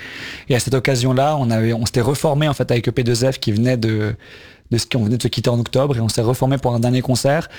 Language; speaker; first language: French; native; French